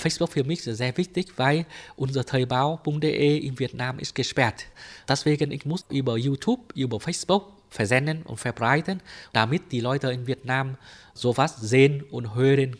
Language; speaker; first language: German; non-native, learner; Vietnamese